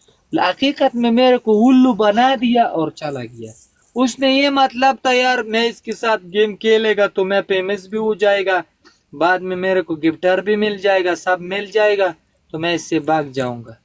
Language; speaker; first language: Hindi; non-native, local second language; Pashto